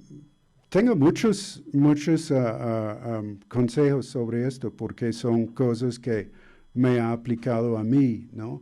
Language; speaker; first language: Spanish; non-native, fluent; English